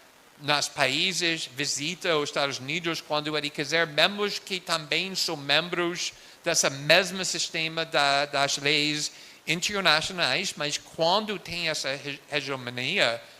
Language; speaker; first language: Portuguese; non-native, fluent; English